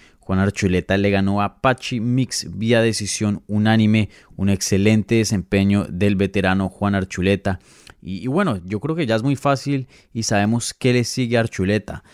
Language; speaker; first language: Spanish; native; Spanish